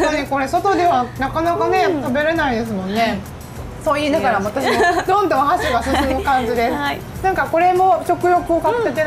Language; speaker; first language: Japanese; native; Japanese